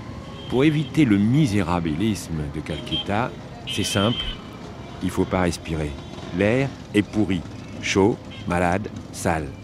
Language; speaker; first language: French; native; French